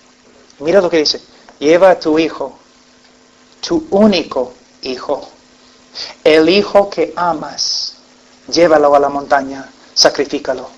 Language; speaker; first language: Spanish; non-native, fluent; English